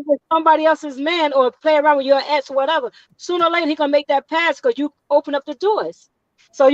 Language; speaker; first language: English; native; English